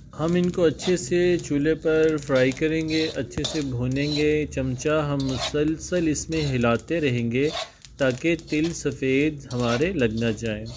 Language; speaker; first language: Urdu; non-native, local second language; Punjabi